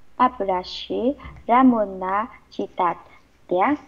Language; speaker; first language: Russian; non-native, learner; Vietnamese